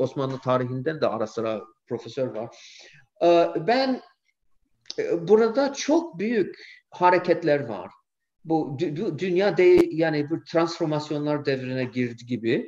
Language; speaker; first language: Turkish; non-native, fluent; English